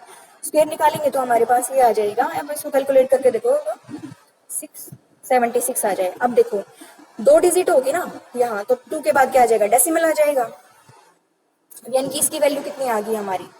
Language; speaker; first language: Hindi; native; Hindi